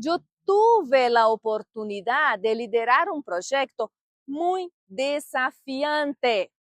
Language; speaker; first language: Spanish; non-native, fluent; Portuguese